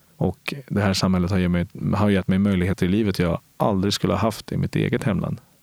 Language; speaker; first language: Swedish; early bilingual, other home language; Spanish